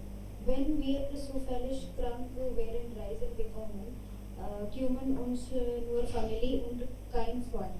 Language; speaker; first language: German; non-native, learner; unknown